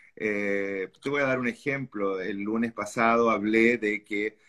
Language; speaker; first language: Spanish; native; Spanish